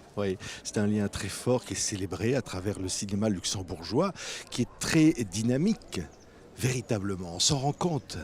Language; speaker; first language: French; native; French